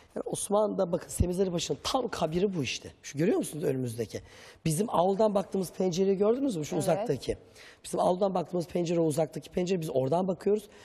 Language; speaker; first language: Turkish; native; Turkish